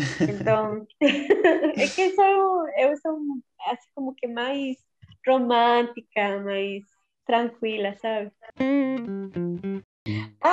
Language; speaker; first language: Portuguese; non-native, learner; Spanish